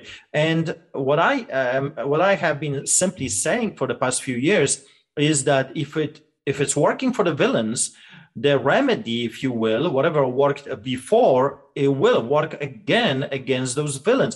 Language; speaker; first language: English; non-native, fluent; Polish